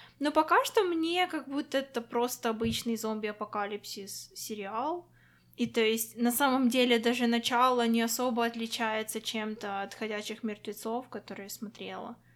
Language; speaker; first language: Russian; non-native, local second language; Ukrainian